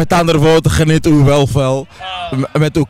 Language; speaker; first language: Dutch; non-native, fluent; Portuguese